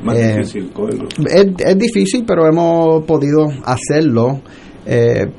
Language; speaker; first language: Spanish; early bilingual, heritage; Spanish